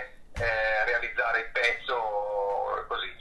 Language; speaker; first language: Italian; native; Italian